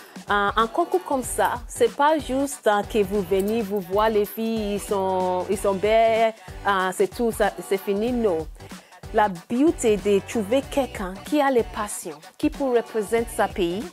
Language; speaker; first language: French; non-native, learner; English